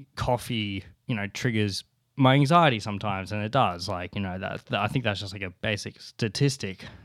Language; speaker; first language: English; native; English